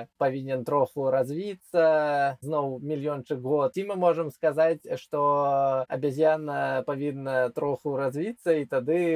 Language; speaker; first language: Belarusian; non-native, local second language; Russian